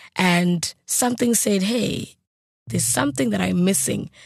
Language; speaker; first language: English; non-native, local second language; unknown